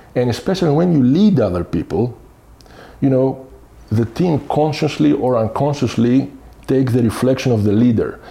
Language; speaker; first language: English; non-native, fluent; Greek